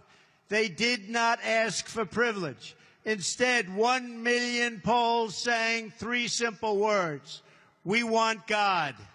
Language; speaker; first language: English; native; English